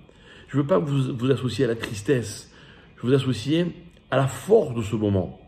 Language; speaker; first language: French; native; French